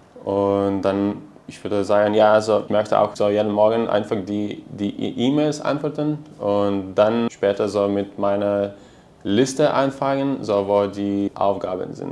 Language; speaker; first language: German; non-native, learner; Lithuanian